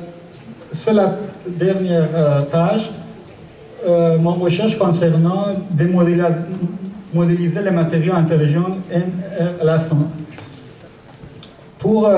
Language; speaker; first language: French; non-native, learner; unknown